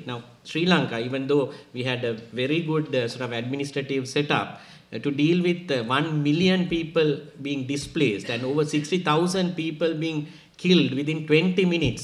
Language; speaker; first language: English; non-native, local second language; Sinhala